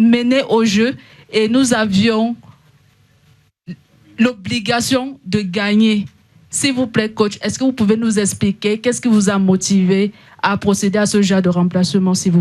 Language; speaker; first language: French; native; French